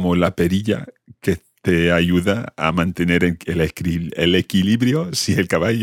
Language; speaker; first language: Spanish; non-native, fluent; English